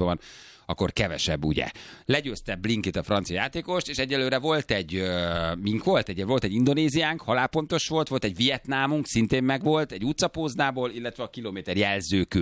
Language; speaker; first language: Hungarian; native; Hungarian